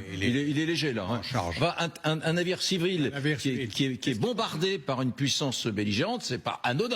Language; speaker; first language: French; native; French